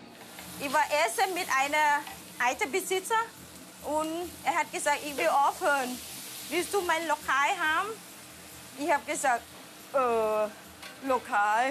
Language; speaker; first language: German; non-native, learner; Thai